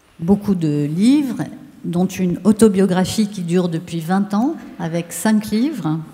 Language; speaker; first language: French; native; French